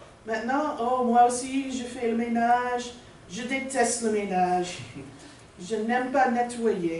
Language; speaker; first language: French; non-native, learner; English